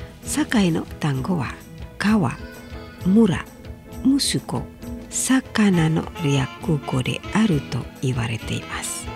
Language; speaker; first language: Japanese; non-native, fluent; Indonesian